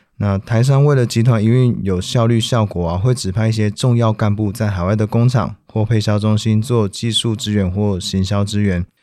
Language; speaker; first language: Chinese; native; Chinese